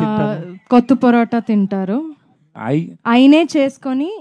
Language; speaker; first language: Telugu; non-native, fluent; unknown